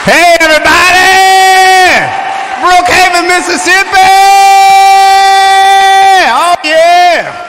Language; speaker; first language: English; native; English